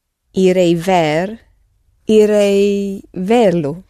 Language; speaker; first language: Portuguese; non-native, learner; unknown